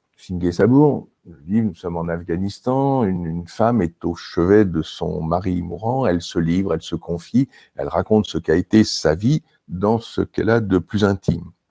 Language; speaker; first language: French; native; French